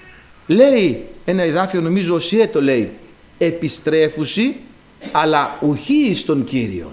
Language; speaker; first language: Greek; native; Greek